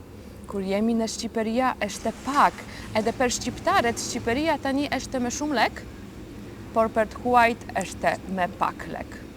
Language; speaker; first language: Albanian; non-native, learner; Polish